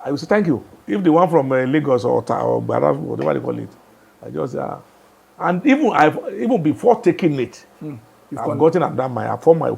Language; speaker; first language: English; non-native, local second language; Yoruba